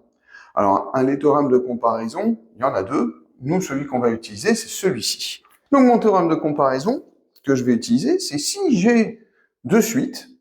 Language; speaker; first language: French; native; French